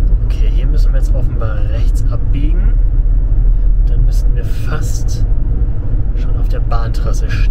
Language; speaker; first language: German; native; German